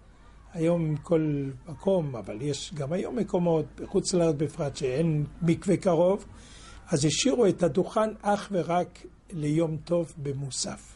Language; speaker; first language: Hebrew; non-native, fluent; French